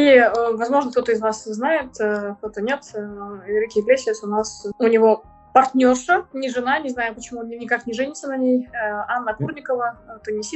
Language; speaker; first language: Russian; native; Russian